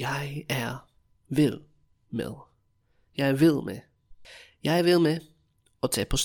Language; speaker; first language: Danish; non-native, fluent; English